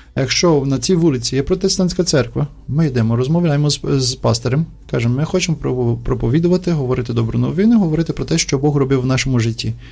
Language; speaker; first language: Ukrainian; non-native, fluent; Portuguese